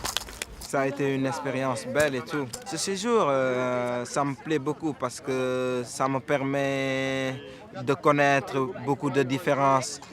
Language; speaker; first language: French; early bilingual, heritage; Italian